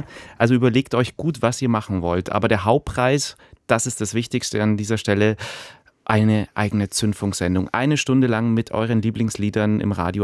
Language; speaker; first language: German; native; German